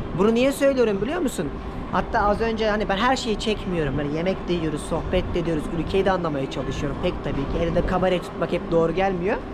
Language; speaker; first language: Turkish; native; Turkish